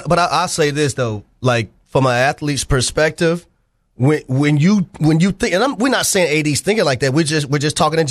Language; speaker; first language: English; native; English